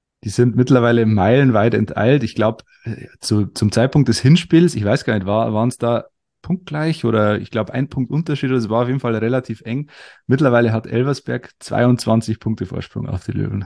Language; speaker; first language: German; native; German